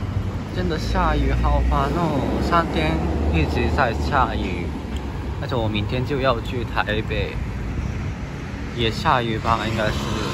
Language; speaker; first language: Chinese; non-native, fluent; Japanese